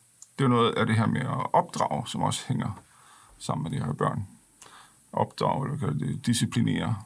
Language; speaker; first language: Danish; non-native, local second language; Faroese